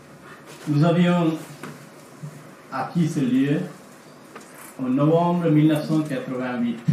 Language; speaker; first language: French; non-native, fluent; Sinhala